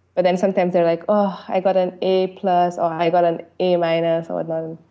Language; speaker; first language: English; early bilingual, other home language; French